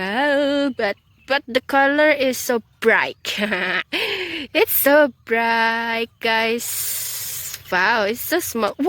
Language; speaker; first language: English; non-native, learner; Indonesian